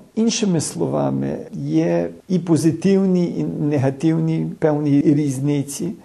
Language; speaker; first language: Ukrainian; early bilingual, heritage; Ukrainian